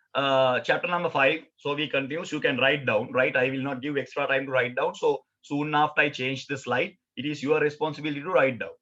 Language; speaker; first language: English; non-native, local second language; Sinhala